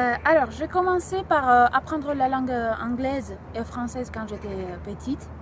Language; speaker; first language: French; non-native, fluent; Greek